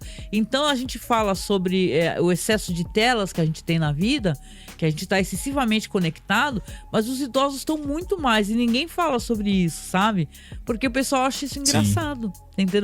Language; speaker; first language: Portuguese; native; Portuguese